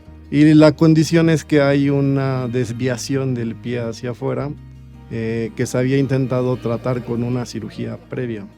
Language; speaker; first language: Spanish; native; Spanish